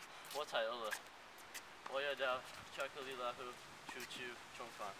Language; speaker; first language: Chinese; non-native, learner; English